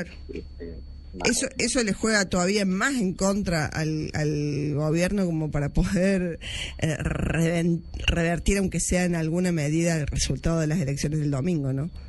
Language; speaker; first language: Spanish; native; Spanish